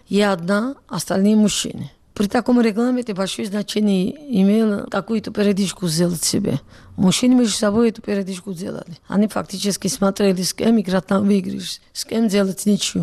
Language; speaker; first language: Russian; non-native, local second language; Georgian